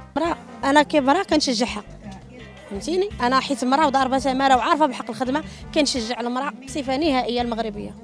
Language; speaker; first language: Arabic; native; Arabic